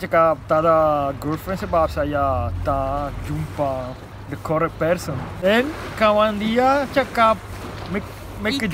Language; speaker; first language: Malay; non-native, learner; Italian